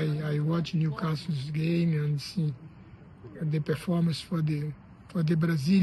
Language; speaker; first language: English; non-native, learner; Portuguese